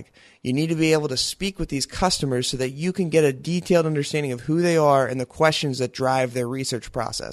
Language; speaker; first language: English; native; English